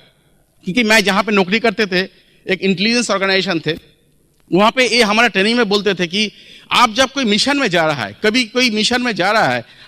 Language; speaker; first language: Hindi; non-native, local second language; Bangla